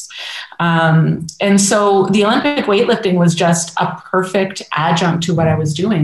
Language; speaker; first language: English; native; English